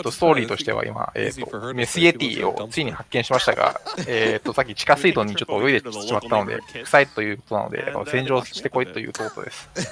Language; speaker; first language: Japanese; native; Japanese